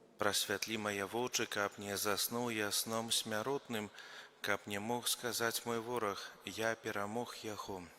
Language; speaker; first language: Belarusian; native; Belarusian